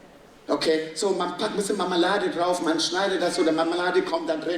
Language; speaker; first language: German; non-native, fluent; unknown